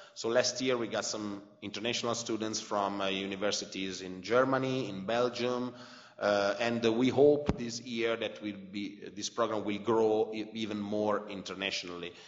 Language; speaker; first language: English; non-native, fluent; Italian